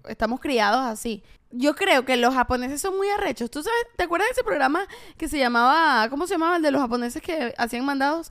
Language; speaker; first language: Spanish; native; Spanish